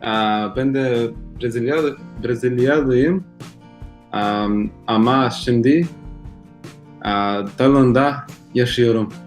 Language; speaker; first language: Turkish; non-native, learner; Portuguese